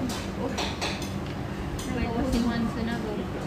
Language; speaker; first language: Chinese; non-native, learner; Lao